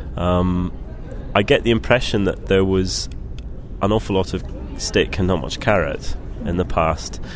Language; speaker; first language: English; native; English